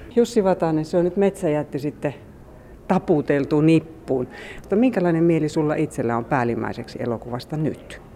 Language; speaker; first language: Finnish; native; Finnish